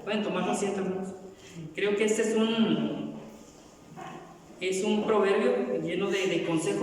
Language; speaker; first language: Spanish; native; Spanish